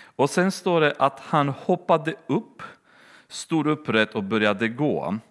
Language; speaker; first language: Swedish; native; Swedish